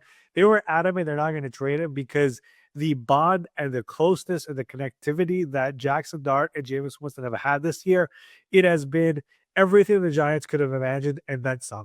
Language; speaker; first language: English; native; English